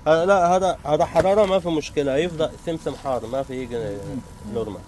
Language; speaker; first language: Arabic; native; Arabic